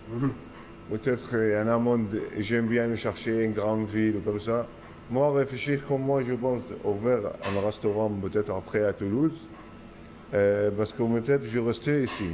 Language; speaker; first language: French; non-native, learner; Arabic